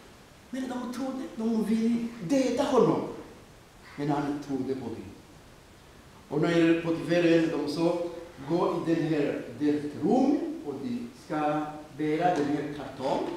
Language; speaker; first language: Swedish; non-native, fluent; Rundi